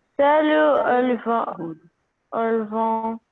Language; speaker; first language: French; non-native, learner; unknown